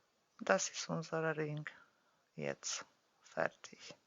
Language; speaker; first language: German; non-native, fluent; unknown